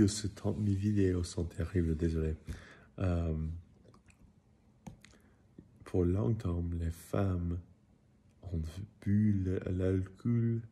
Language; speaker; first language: French; non-native, learner; English